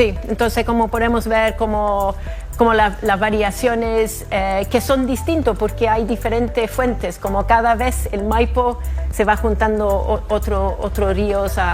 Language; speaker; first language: Spanish; non-native, fluent; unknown